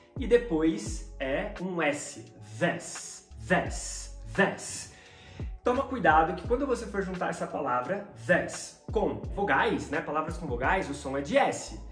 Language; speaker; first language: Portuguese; native; Portuguese